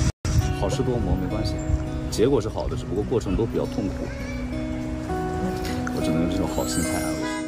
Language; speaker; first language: Chinese; native; Chinese